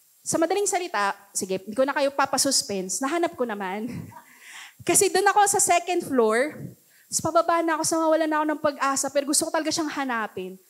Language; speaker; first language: Filipino; early bilingual, heritage; Filipino